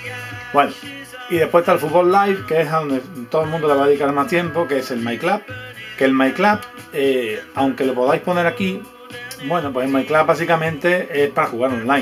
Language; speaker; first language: Spanish; native; Spanish